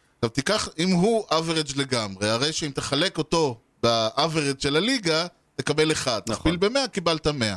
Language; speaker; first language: Hebrew; native; Hebrew